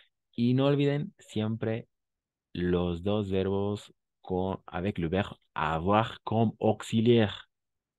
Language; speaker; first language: French; non-native, fluent; Spanish